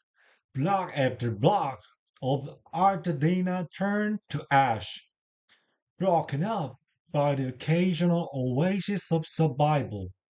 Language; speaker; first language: English; non-native, learner; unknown